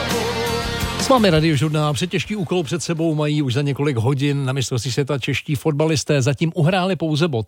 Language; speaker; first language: Czech; native; Czech